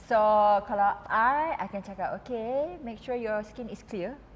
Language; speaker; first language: English; non-native, local second language; Malay